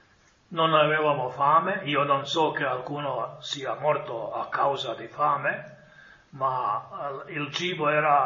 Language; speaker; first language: Italian; non-native, fluent; Croatian